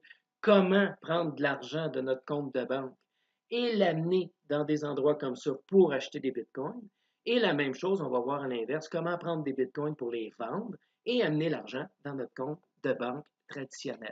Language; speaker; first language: French; native; French